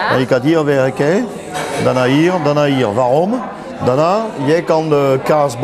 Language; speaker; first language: Dutch; non-native, fluent; French